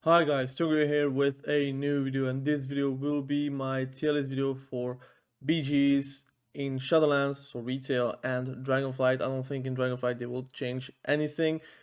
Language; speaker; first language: English; non-native, fluent; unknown